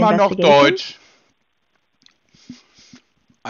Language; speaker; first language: German; native; German